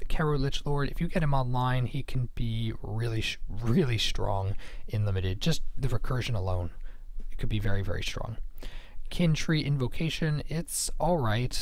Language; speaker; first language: English; native; English